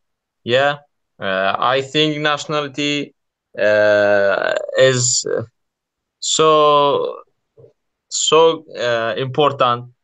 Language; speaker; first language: English; non-native, learner; Kurdish